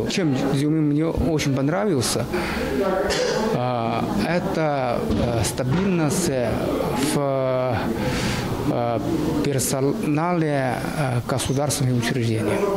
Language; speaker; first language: Russian; non-native, fluent; Chinese